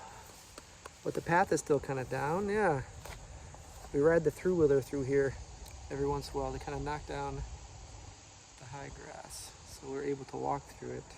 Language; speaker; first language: English; native; English